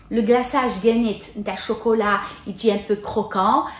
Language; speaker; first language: French; non-native, local second language; Arabic